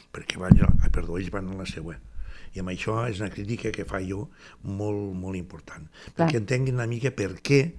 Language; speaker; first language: Catalan; native; Catalan